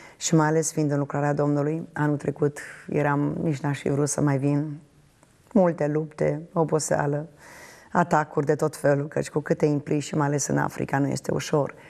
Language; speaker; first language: Romanian; native; Romanian